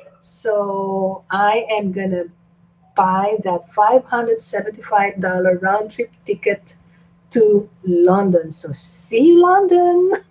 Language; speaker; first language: English; non-native, local second language; Filipino